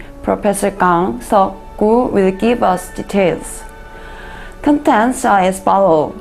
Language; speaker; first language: English; non-native, learner; Korean